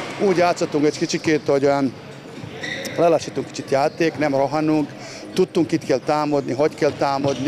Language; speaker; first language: Hungarian; non-native, learner; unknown